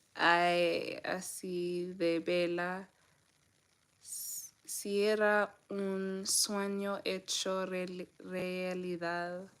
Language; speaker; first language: Spanish; non-native, learner; English